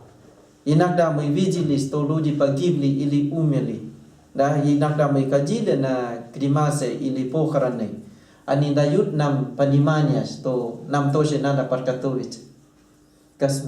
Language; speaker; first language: Russian; non-native, learner; Thai